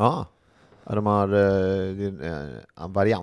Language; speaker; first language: Swedish; native; Swedish